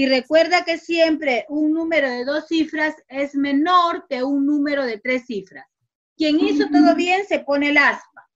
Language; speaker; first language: Spanish; native; Spanish